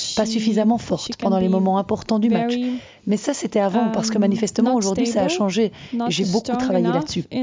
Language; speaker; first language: French; non-native, fluent; Ukrainian